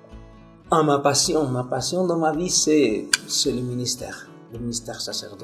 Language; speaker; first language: French; non-native, fluent; Spanish